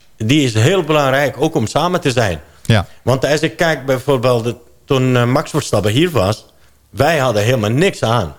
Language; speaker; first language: Dutch; non-native, fluent; Arabic